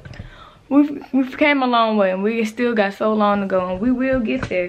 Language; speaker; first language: English; native; English